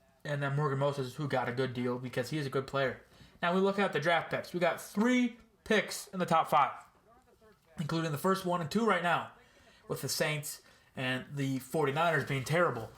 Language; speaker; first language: English; native; English